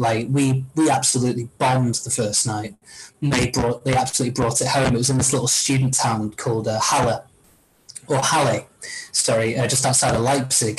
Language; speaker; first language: English; native; English